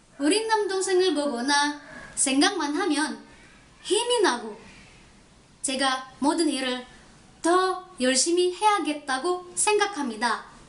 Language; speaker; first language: Korean; non-native, learner; Indonesian